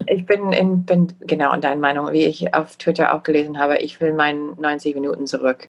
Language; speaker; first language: German; non-native, fluent; English